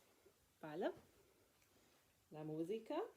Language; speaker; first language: Spanish; non-native, learner; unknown